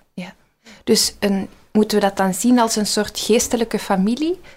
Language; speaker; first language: Dutch; native; Dutch